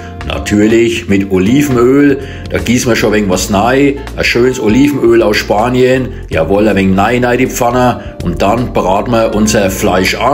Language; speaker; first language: German; native; German